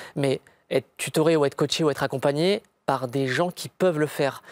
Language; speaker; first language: French; native; French